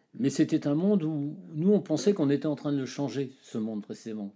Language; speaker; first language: French; native; French